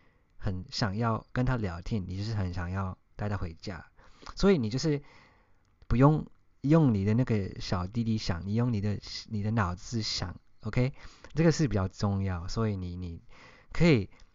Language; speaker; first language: Chinese; early bilingual, heritage; English